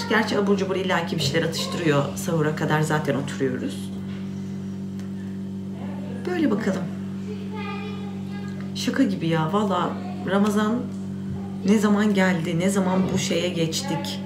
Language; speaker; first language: Turkish; native; Turkish